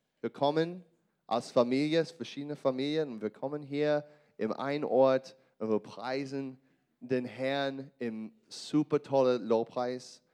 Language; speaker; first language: German; non-native, learner; English